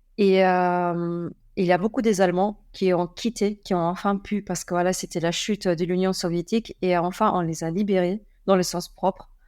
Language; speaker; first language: French; non-native, fluent; Russian